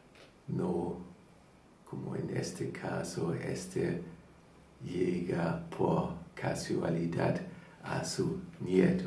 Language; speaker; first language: Spanish; non-native, learner; German